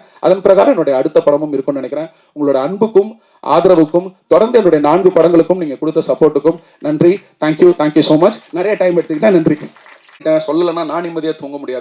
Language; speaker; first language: Tamil; native; Tamil